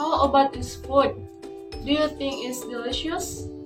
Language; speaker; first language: English; non-native, learner; Indonesian